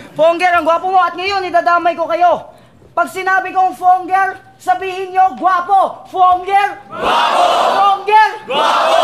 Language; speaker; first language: Filipino; non-native, local second language; Cebuano